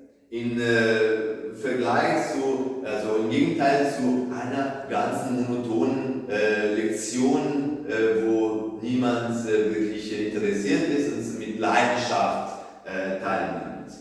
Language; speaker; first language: German; non-native, fluent; Italian